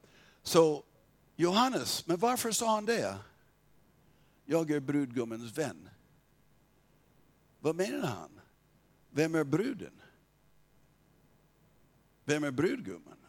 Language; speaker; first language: Swedish; non-native, fluent; English